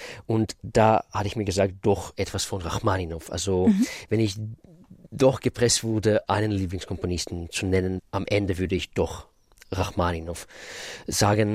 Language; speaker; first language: German; non-native, fluent; Russian